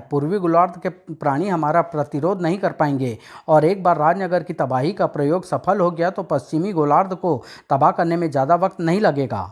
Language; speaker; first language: Hindi; native; Hindi